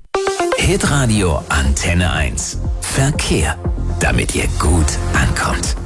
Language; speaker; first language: German; native; German